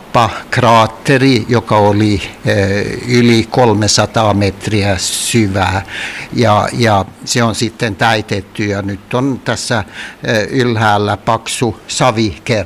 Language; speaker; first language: Finnish; non-native, local second language; Swedish